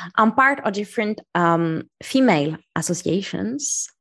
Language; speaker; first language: English; non-native, fluent; Arabic